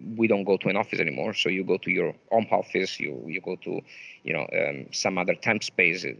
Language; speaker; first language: English; non-native, fluent; Italian